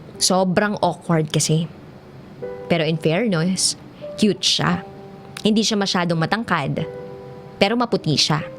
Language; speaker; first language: Filipino; native; Filipino